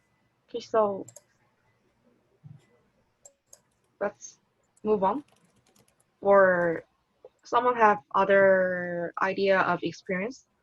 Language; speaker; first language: English; non-native, learner; Korean